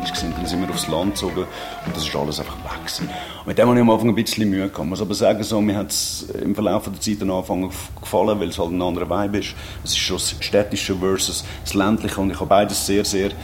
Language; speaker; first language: German; native; German